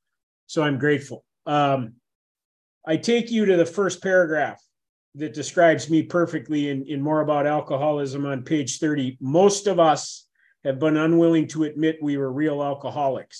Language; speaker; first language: English; native; English